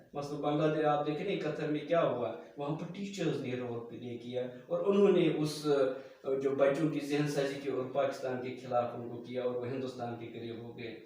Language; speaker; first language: Urdu; non-native, local second language; Kashmiri